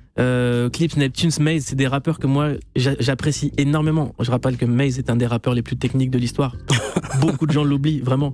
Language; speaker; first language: French; native; French